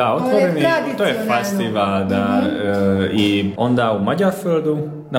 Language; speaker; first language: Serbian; non-native, local second language; Hungarian